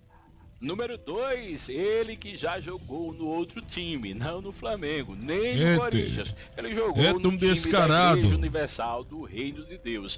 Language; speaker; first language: Portuguese; native; Portuguese